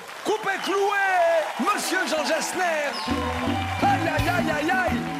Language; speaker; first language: French; native; French